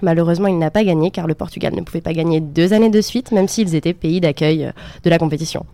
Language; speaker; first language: French; native; French